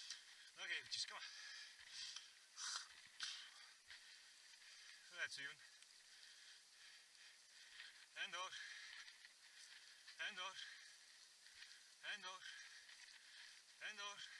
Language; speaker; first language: Dutch; native; Dutch